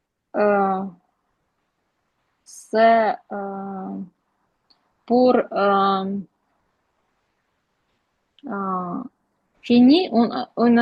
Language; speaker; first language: French; non-native, learner; Ukrainian